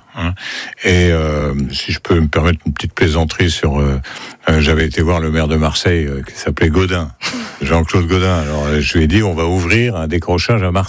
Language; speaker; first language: French; native; French